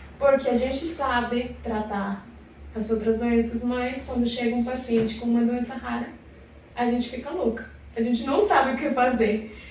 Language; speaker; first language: Portuguese; non-native, fluent; Spanish